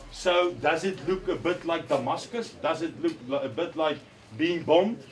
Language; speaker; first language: English; non-native, local second language; Afrikaans